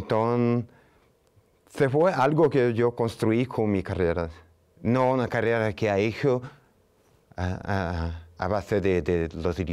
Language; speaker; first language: Spanish; non-native, fluent; Portuguese